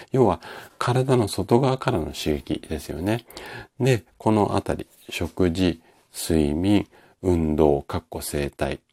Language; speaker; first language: Japanese; native; Japanese